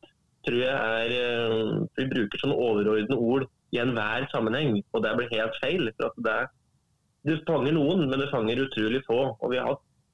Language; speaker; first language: Norwegian; native; Norwegian